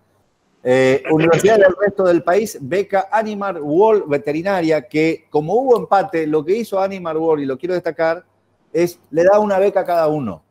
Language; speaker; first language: Spanish; native; Spanish